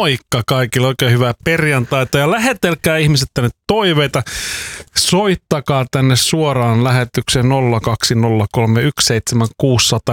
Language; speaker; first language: Finnish; native; Finnish